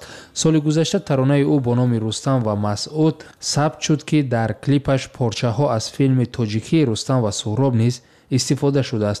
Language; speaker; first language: Tajik; native; Tajik